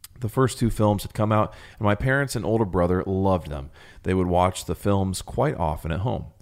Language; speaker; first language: English; native; English